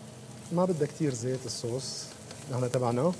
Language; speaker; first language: Arabic; native; Arabic